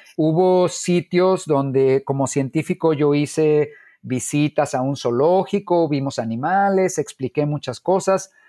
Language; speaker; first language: Spanish; native; Spanish